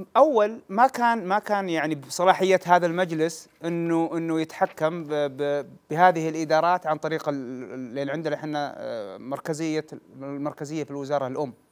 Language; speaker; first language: Arabic; native; Arabic